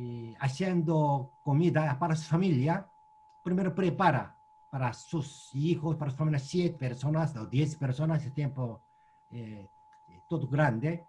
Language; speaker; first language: Spanish; non-native, learner; Korean